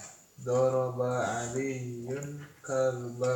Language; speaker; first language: Arabic; non-native, learner; Indonesian